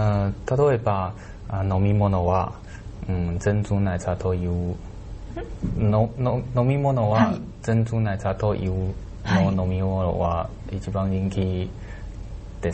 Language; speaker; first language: Japanese; non-native, learner; Chinese